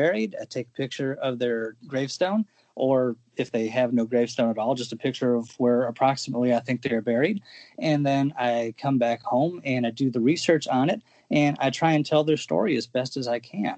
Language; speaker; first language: English; native; English